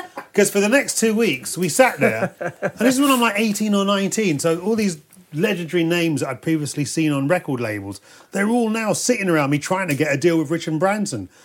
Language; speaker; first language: English; native; English